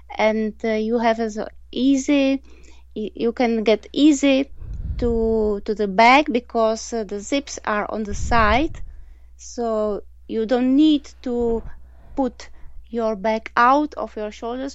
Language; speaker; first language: English; non-native, learner; Czech